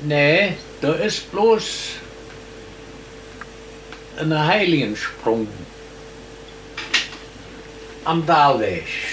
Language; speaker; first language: German; native; German